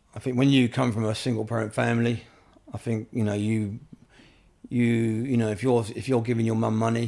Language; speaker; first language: English; native; English